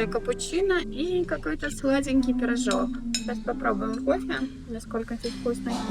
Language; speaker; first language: Russian; native; Russian